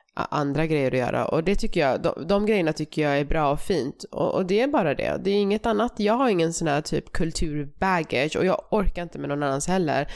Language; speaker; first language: Swedish; early bilingual, other home language; Persian